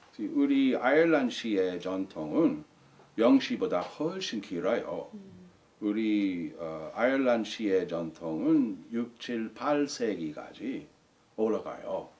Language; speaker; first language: Korean; non-native, fluent; English